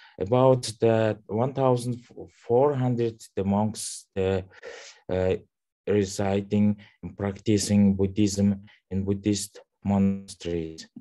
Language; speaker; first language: English; non-native, learner; Mongolian